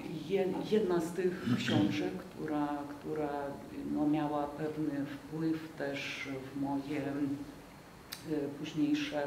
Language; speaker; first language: Polish; non-native, fluent; Lithuanian